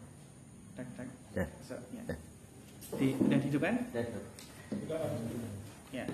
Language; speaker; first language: Indonesian; native; Indonesian